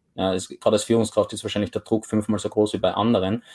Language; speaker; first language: German; native; German